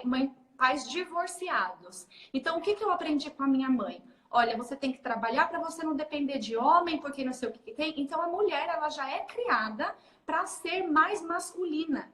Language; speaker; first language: Portuguese; native; Portuguese